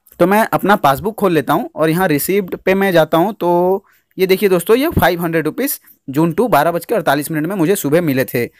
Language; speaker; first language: Hindi; native; Hindi